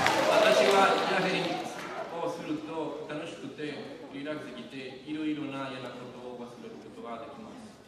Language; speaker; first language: Japanese; non-native, learner; Spanish